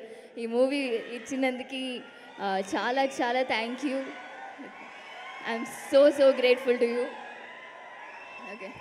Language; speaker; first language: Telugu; non-native, learner; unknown